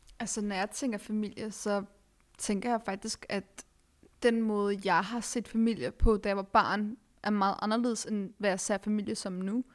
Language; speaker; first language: Danish; early bilingual, other home language; Arabic